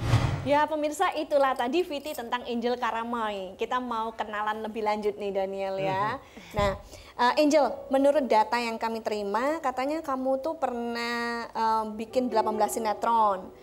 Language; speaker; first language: Indonesian; native; Indonesian